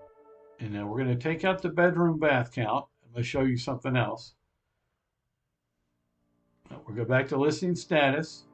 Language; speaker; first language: English; native; English